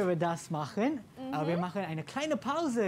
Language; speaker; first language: German; non-native, learner; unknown